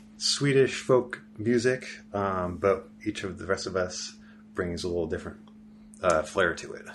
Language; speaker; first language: English; native; English